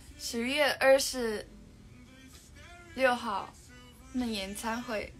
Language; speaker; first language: Chinese; non-native, learner; Mongolian